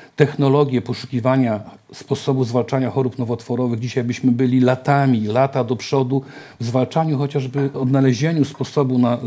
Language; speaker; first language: Polish; native; Polish